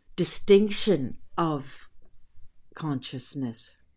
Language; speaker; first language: English; native; English